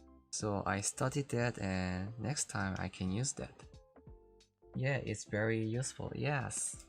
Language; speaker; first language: English; non-native, learner; Korean